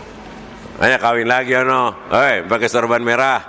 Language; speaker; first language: Indonesian; native; Indonesian